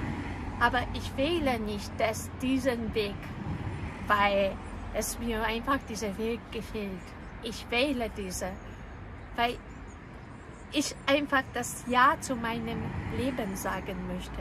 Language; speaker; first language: German; non-native, fluent; Polish